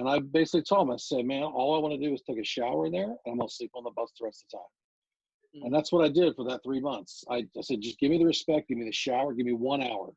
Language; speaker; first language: English; native; English